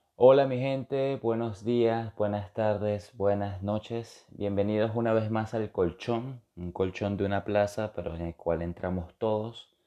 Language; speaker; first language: Spanish; native; Spanish